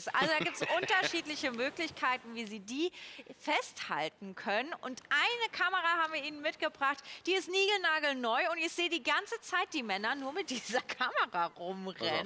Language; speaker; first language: German; native; German